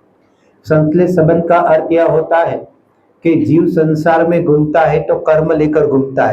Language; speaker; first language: Hindi; non-native, local second language; Gujarati